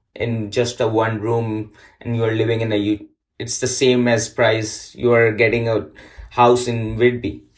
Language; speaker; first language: English; non-native, local second language; Urdu